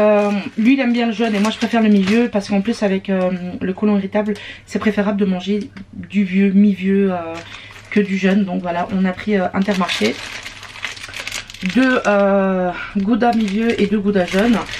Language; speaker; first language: French; native; French